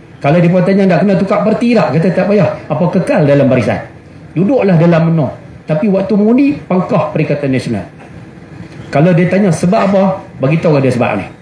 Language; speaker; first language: Malay; native; Malay